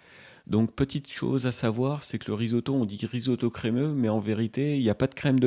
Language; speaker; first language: French; native; French